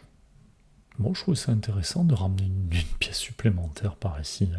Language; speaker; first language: French; native; French